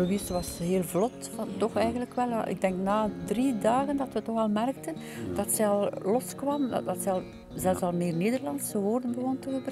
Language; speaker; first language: Dutch; native; Dutch